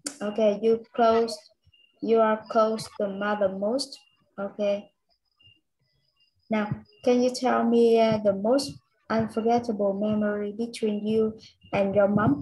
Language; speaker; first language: English; non-native, learner; Vietnamese